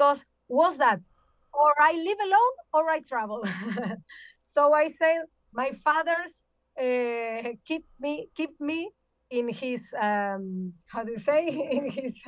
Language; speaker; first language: English; non-native, learner; Spanish